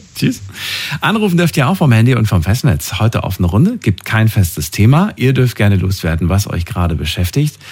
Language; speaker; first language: German; native; German